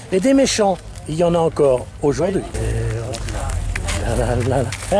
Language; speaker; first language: French; native; French